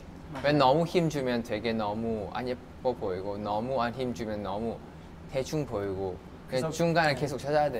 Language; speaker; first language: Korean; non-native, fluent; Thai